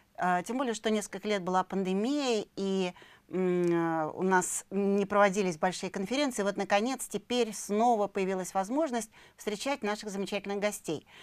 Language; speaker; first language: Russian; native; Russian